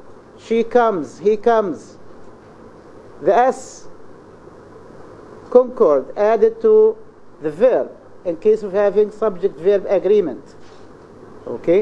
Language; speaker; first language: English; non-native, fluent; Arabic